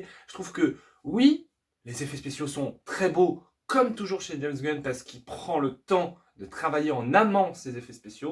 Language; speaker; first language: French; native; French